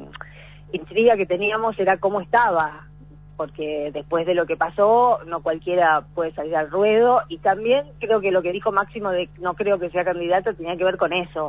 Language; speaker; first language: Spanish; native; Spanish